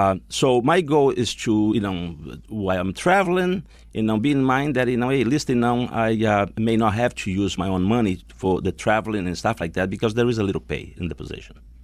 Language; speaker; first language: English; non-native, fluent; Portuguese